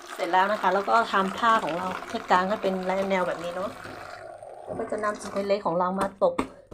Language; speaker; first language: Thai; non-native, local second language; Hmong